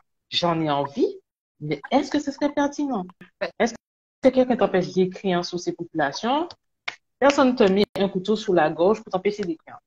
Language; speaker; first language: French; native; French